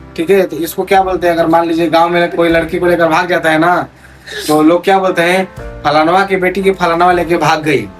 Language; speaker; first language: Hindi; native; Hindi